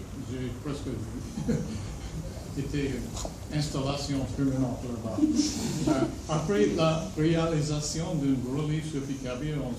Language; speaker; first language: French; non-native, fluent; English